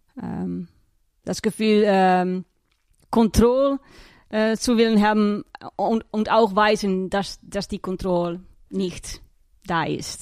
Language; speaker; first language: German; non-native, learner; Dutch